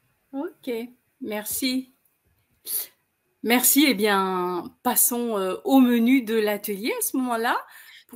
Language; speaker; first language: French; native; French